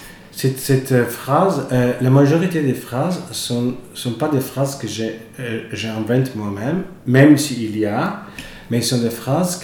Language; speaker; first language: French; non-native, fluent; Italian